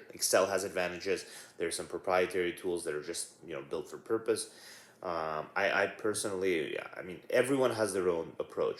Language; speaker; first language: English; native; English